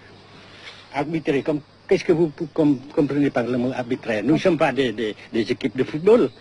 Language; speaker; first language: French; non-native, local second language; Vietnamese